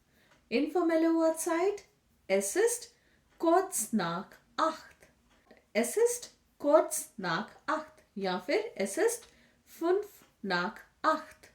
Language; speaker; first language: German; non-native, fluent; Hindi